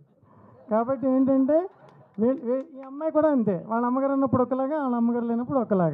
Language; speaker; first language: Telugu; native; Telugu